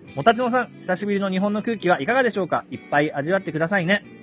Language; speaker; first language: Japanese; non-native, fluent; Malay